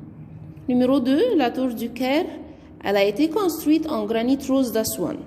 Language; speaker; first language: French; non-native, fluent; Arabic